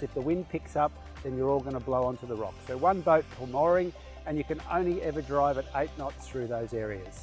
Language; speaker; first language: English; native; English